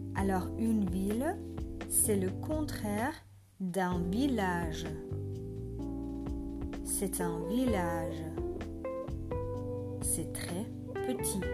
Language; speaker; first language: French; non-native, fluent; German